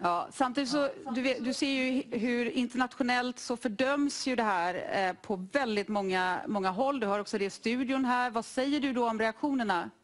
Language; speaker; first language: Swedish; native; Swedish